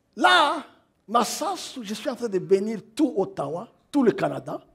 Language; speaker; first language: French; non-native, local second language; Kinyarwanda